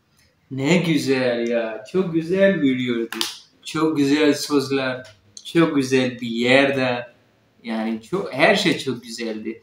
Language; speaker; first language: Turkish; non-native, learner; Urdu